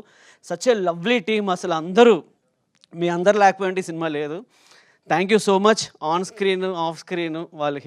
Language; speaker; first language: Telugu; native; Telugu